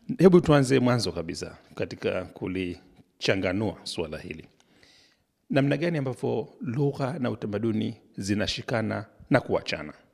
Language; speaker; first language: Swahili; native; Swahili